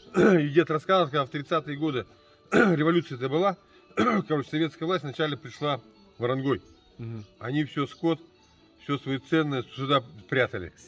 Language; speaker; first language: Russian; native; Russian